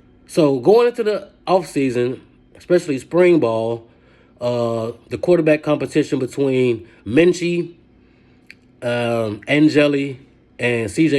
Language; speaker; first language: English; native; English